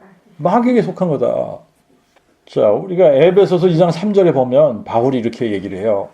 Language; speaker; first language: Korean; native; Korean